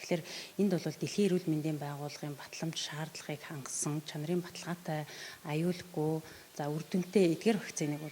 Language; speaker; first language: Mongolian; native; Mongolian